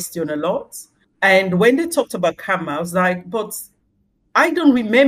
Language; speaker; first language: English; non-native, local second language; Krio